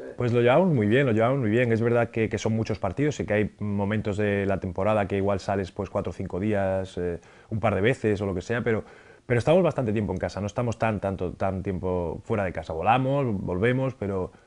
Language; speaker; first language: Spanish; native; Spanish